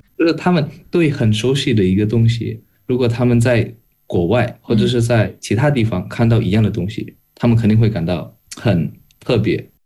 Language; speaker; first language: Chinese; non-native, fluent; Indonesian